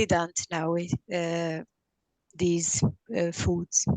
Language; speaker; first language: English; non-native, learner; Hungarian